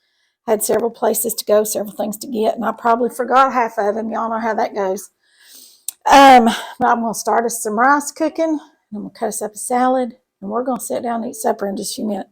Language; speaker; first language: English; native; English